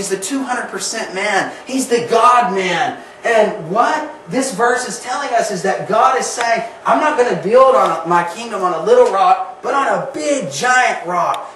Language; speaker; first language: English; native; English